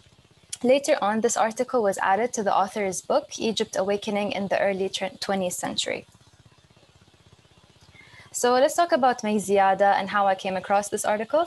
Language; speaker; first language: English; non-native, fluent; Arabic